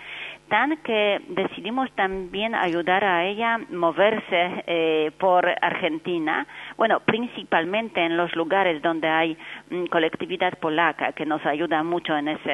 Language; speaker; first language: Spanish; non-native, fluent; Polish